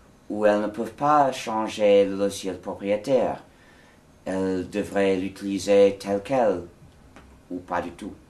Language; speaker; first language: French; non-native, fluent; English